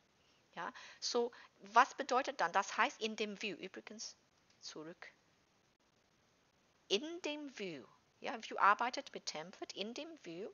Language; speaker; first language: German; non-native, fluent; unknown